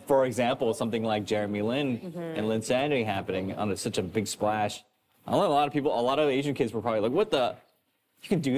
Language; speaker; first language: English; native; English